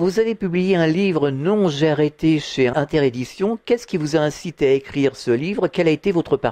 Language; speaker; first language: French; native; French